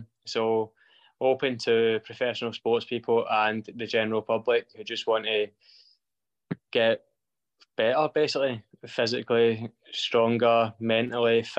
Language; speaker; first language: English; native; English